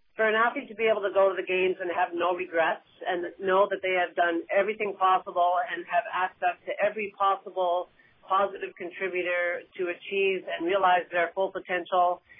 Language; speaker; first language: English; native; English